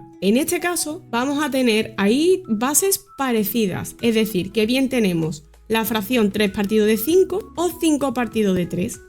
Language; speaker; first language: Spanish; native; Spanish